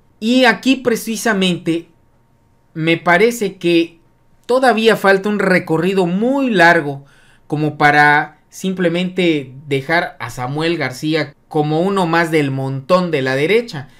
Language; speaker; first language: Spanish; native; Spanish